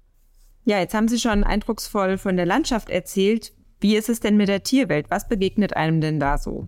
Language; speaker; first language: German; native; German